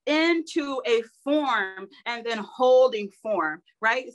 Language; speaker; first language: English; native; English